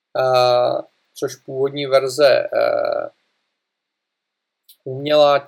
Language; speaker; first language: Czech; native; Czech